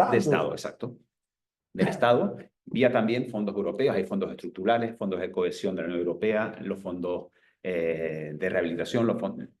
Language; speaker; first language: Spanish; native; Spanish